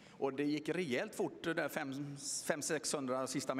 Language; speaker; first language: Swedish; native; Swedish